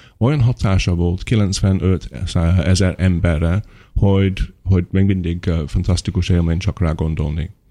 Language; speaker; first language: Hungarian; non-native, fluent; English